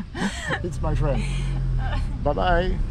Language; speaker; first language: English; non-native, learner; French